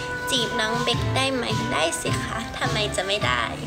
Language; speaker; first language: Thai; early bilingual, other home language; English